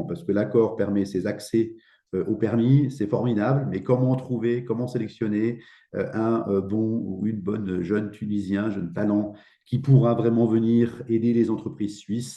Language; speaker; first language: French; native; French